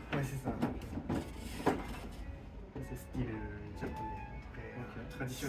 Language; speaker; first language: French; non-native, learner; Japanese